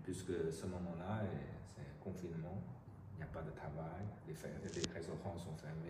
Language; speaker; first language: French; non-native, learner; Chinese